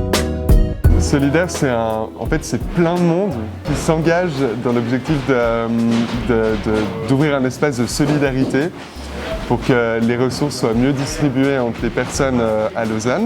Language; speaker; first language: French; native; French